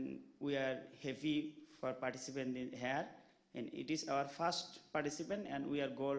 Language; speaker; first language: English; non-native, local second language; Bangla